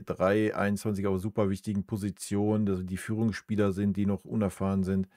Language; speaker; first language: German; native; German